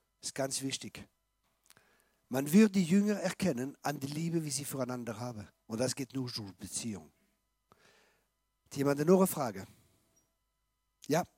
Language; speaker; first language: German; non-native, fluent; French